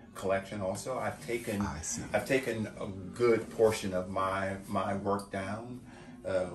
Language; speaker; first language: English; native; English